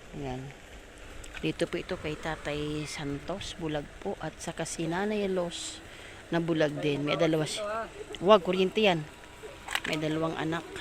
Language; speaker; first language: Filipino; non-native, local second language; Cebuano